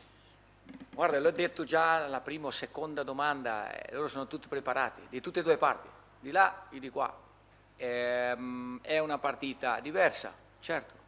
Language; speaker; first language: Italian; non-native, fluent; Portuguese